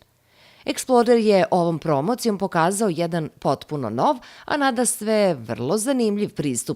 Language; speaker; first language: Serbian; native; Serbian